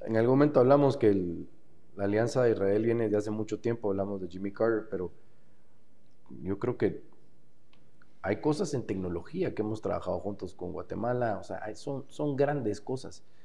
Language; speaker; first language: Spanish; native; Spanish